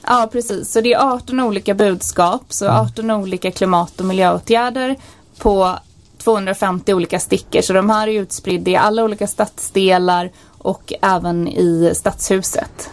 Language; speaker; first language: Swedish; native; Swedish